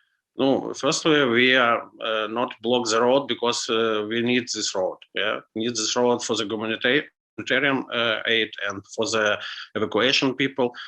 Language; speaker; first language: English; non-native, learner; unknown